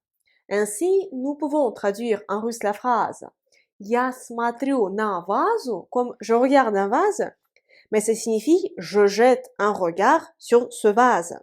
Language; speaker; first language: French; non-native, fluent; Russian